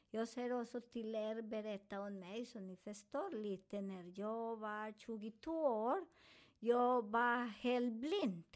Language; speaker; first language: Swedish; non-native, learner; Spanish